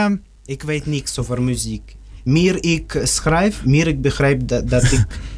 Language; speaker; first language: Dutch; non-native, learner; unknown